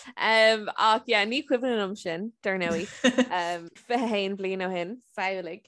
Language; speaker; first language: Irish; non-native, local second language; English